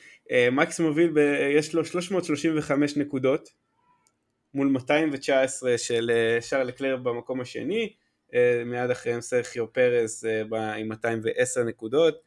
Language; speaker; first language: Hebrew; native; Hebrew